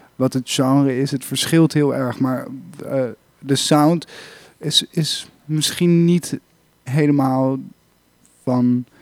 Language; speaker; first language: Dutch; native; Dutch